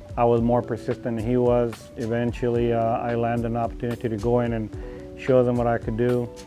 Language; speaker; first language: English; native; English